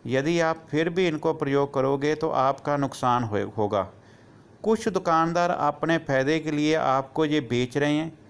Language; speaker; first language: Hindi; non-native, local second language; Punjabi